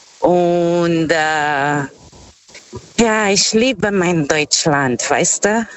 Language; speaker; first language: German; non-native, fluent; Portuguese